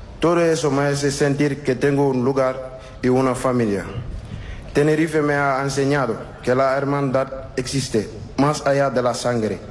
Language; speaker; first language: Spanish; non-native, learner; Wolof